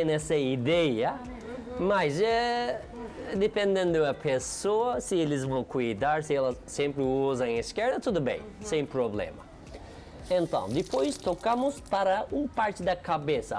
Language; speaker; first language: Portuguese; non-native, learner; Turkish